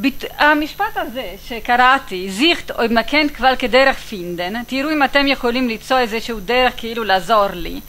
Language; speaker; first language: Hebrew; non-native, fluent; Italian